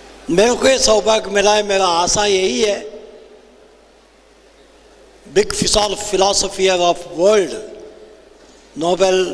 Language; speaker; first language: Hindi; non-native, local second language; Kannada